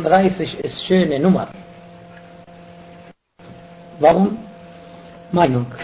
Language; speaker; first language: German; non-native, fluent; Arabic